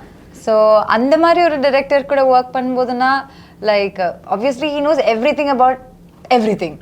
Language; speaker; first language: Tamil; non-native, fluent; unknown